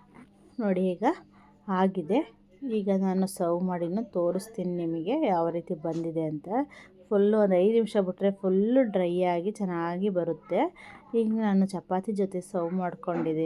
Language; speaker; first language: Kannada; native; Kannada